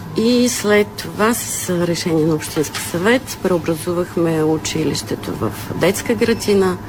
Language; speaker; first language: Bulgarian; non-native, local second language; Turkish